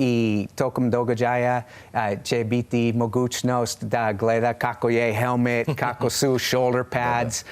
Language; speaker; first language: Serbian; non-native, learner; English